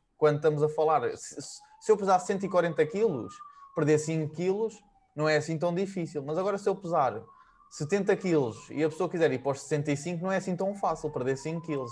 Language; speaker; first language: Portuguese; native; Portuguese